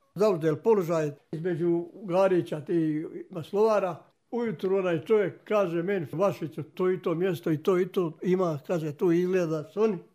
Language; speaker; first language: Serbian; native; Serbian